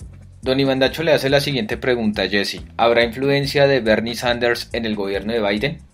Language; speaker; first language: Spanish; native; Spanish